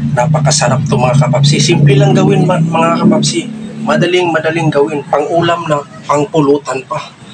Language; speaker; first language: Filipino; non-native, local second language; Cebuano